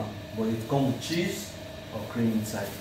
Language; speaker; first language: English; non-native, learner; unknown